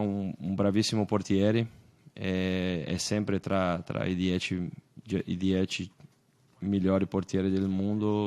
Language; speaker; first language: Italian; non-native, fluent; Portuguese